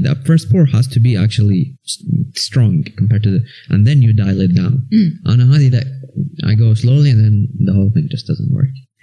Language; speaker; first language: English; non-native, fluent; Arabic